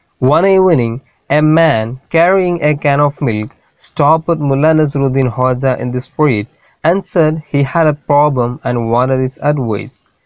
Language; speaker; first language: English; non-native, local second language; Malayalam